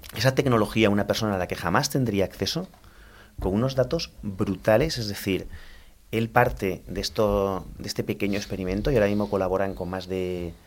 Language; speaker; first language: Spanish; native; Spanish